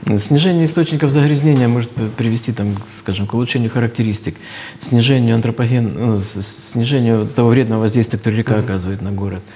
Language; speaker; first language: Russian; native; Russian